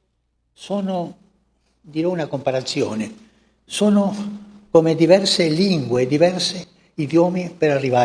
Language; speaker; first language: Italian; non-native, fluent; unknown